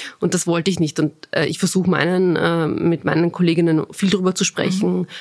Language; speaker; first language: German; early bilingual, other home language; Bosnian